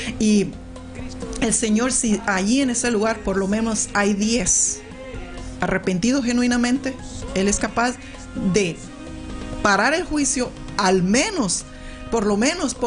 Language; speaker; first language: Spanish; native; Spanish